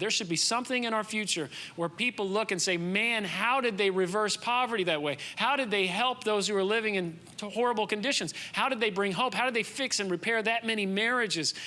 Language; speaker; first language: English; native; English